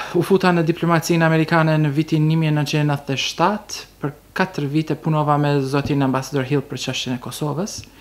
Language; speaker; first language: Albanian; early bilingual, heritage; Albanian